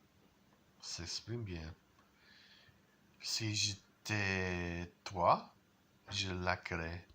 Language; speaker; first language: French; non-native, learner; English